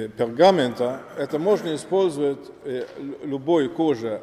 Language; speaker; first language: Russian; non-native, learner; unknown